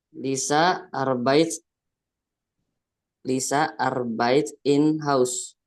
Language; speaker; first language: German; non-native, learner; Indonesian